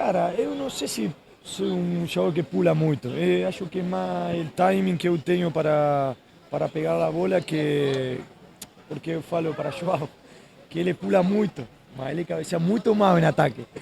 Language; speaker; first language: Portuguese; non-native, fluent; Spanish